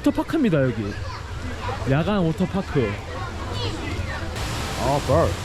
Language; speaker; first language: Korean; native; Korean